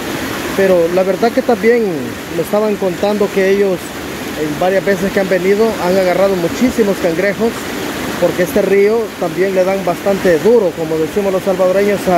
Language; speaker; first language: Spanish; native; Spanish